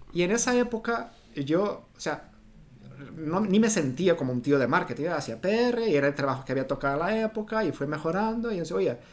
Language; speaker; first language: Spanish; non-native, fluent; Portuguese